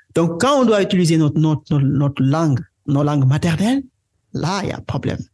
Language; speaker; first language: French; non-native, local second language; Wolof